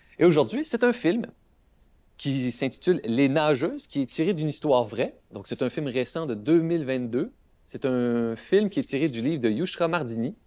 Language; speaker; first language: French; native; French